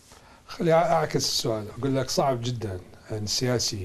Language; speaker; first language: Arabic; native; Arabic